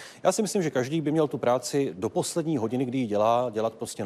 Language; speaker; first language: Czech; native; Czech